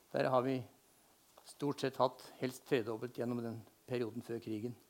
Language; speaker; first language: Norwegian; native; Norwegian